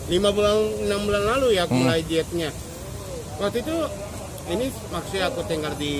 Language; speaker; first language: Indonesian; non-native, fluent; Japanese